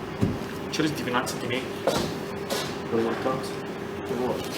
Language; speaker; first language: Russian; non-native, learner; Arabic